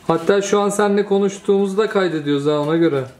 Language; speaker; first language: Turkish; native; Turkish